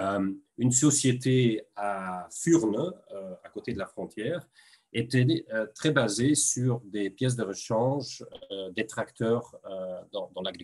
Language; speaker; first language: French; non-native, local second language; Dutch